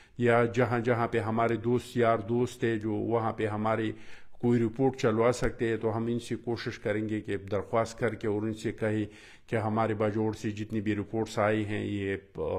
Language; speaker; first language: Urdu; non-native, local second language; Pashto